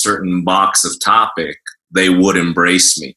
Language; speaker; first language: English; native; English